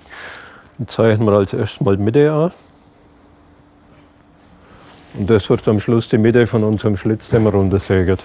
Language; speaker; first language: German; native; German